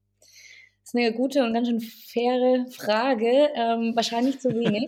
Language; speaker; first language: German; native; German